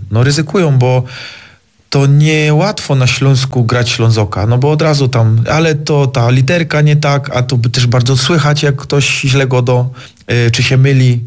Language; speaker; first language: Polish; native; Polish